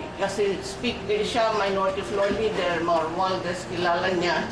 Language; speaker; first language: Filipino; non-native, local second language; Waray